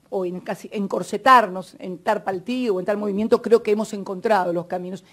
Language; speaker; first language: Spanish; native; Spanish